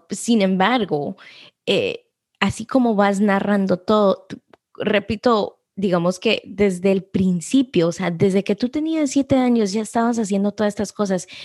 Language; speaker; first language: Spanish; early bilingual, heritage; Spanish